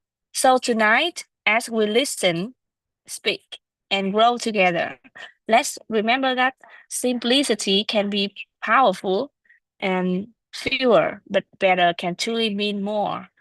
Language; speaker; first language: English; non-native, learner; Vietnamese